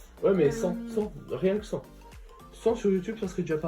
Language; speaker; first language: French; native; French